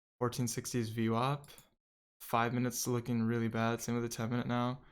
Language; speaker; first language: English; native; English